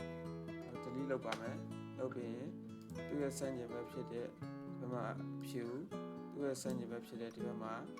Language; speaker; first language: Burmese; native; Burmese